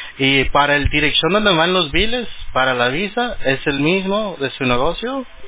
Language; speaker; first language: Spanish; early bilingual, heritage; Spanish